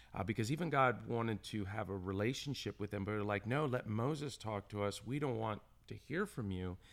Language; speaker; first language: English; native; English